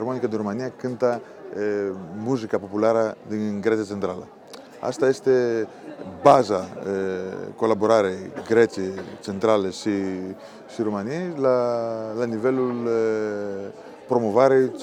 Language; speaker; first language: Romanian; non-native, fluent; Greek